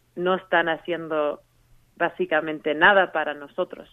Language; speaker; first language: Spanish; early bilingual, heritage; Spanish